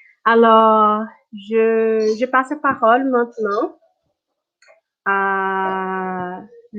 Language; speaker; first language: French; non-native, fluent; Portuguese